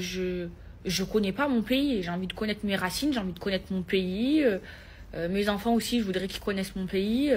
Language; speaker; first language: French; native; French